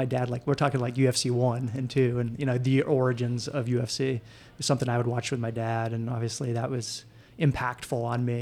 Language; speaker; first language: English; native; English